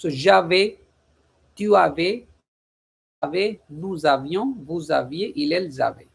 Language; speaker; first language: French; non-native, fluent; Hindi